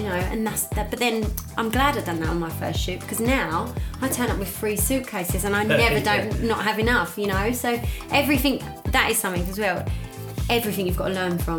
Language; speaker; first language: English; native; English